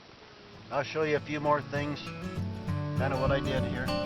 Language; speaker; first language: English; native; English